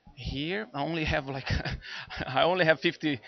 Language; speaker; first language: English; non-native, fluent; Portuguese